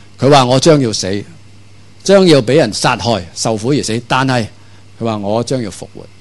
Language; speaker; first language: Chinese; non-native, local second language; Cantonese